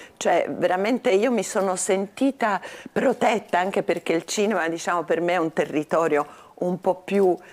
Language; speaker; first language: Italian; native; Italian